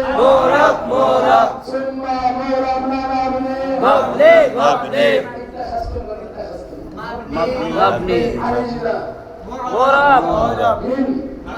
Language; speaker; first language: Arabic; non-native, learner; Bangla